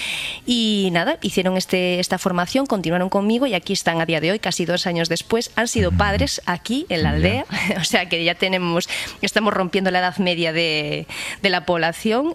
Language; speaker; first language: Spanish; native; Spanish